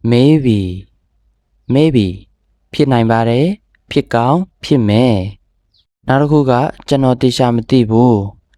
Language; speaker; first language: Burmese; native; Burmese